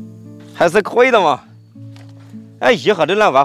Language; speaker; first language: Chinese; native; Chinese